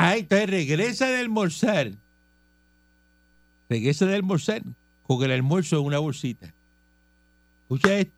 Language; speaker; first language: Spanish; native; Spanish